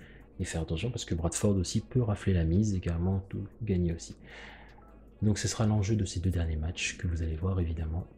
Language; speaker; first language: French; native; French